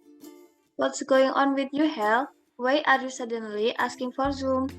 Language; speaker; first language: English; non-native, learner; Indonesian